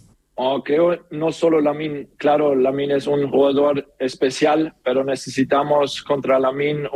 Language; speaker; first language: Spanish; non-native, learner; German